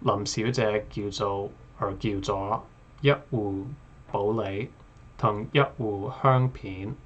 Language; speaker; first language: Cantonese; non-native, learner; English